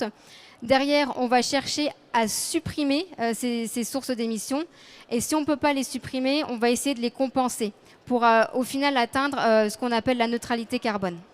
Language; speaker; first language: French; native; French